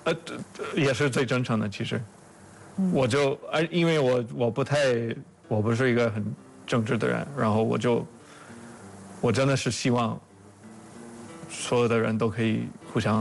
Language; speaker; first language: Chinese; non-native, fluent; English